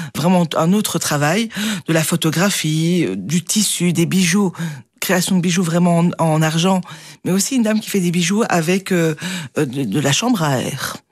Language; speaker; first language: French; native; French